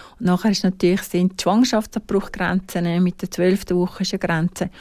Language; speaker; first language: German; native; German